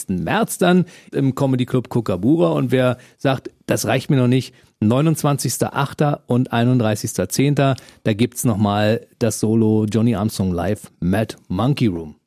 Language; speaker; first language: German; native; German